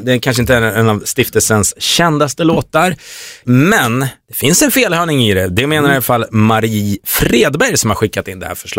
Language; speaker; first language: Swedish; native; Swedish